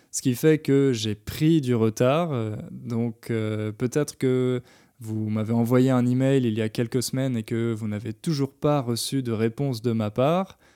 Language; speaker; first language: French; native; French